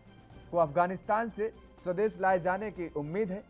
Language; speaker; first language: Hindi; native; Hindi